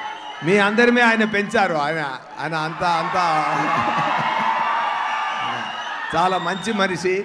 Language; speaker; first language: Telugu; non-native, local second language; Tamil